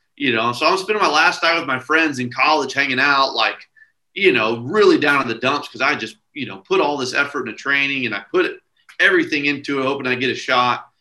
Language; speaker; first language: English; native; English